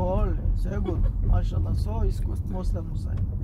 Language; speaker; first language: German; non-native, fluent; Turkish